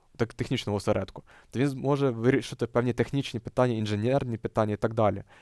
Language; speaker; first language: Ukrainian; native; Ukrainian